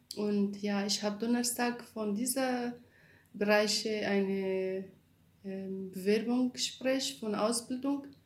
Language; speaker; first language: German; non-native, learner; Kurdish